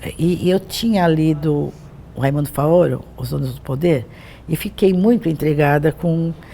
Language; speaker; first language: Portuguese; native; Portuguese